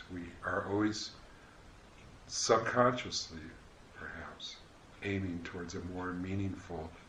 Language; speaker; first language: English; native; English